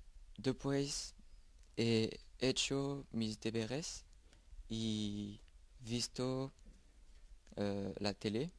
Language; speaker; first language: Spanish; non-native, learner; French